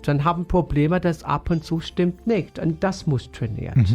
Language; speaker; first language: German; non-native, fluent; English